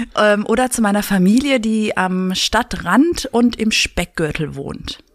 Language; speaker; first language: German; early bilingual, other home language; Greek